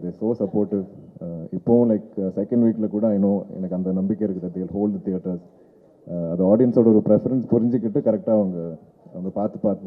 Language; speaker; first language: Tamil; non-native, local second language; Malayalam